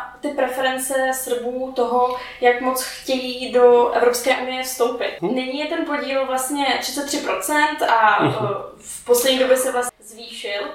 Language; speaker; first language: Czech; native; Czech